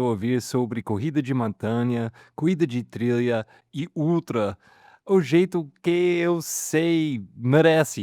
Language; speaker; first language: Portuguese; non-native, fluent; English